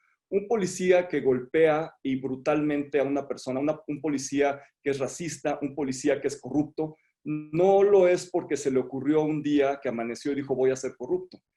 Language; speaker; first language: Spanish; native; Spanish